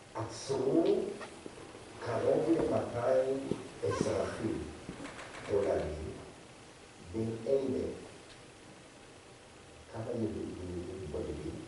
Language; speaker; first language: Hebrew; non-native, fluent; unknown